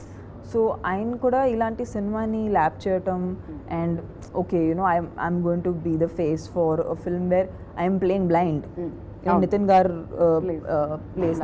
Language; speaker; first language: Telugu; non-native, fluent; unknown